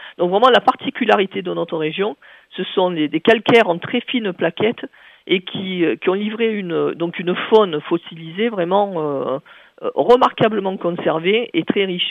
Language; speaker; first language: French; native; French